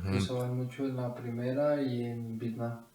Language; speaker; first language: Spanish; native; Spanish